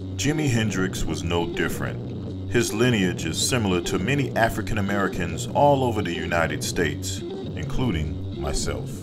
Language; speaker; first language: English; native; English